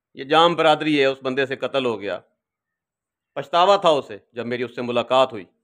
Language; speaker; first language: Urdu; non-native, local second language; Saraiki